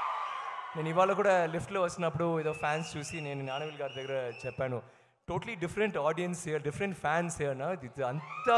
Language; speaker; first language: Telugu; non-native, learner; Tamil